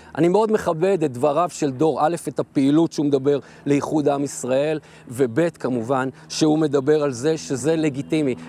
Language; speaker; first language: Hebrew; native; Hebrew